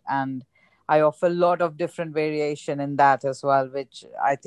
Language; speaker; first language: English; non-native, local second language; Gujarati